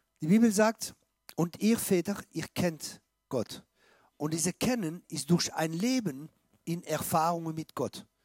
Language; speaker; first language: German; non-native, fluent; French